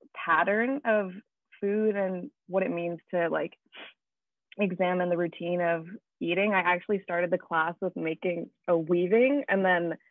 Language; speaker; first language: English; native; English